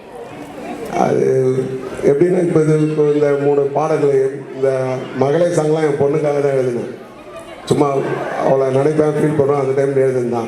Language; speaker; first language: Tamil; native; Tamil